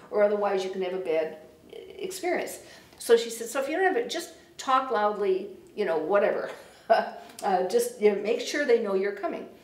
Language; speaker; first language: English; native; English